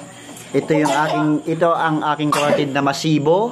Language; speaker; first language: Filipino; native; Filipino